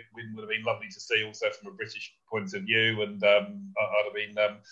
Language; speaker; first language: English; native; English